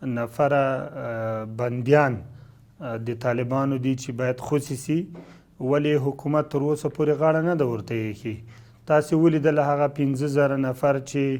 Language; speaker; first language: Pashto; native; Pashto